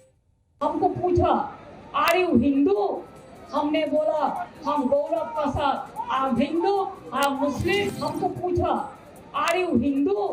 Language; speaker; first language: Hindi; non-native, local second language; Bangla